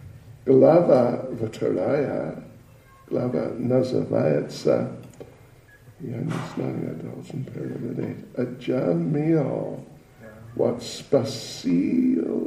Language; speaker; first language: Russian; non-native, learner; English